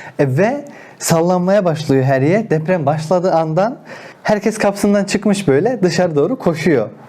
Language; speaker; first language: Turkish; non-native, local second language; Azerbaijani